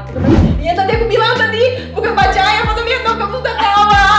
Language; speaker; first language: Indonesian; non-native, fluent; Portuguese